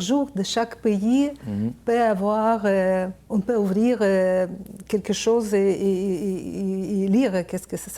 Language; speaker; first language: French; non-native, learner; Ukrainian